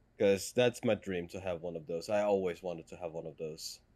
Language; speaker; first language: English; non-native, fluent; Danish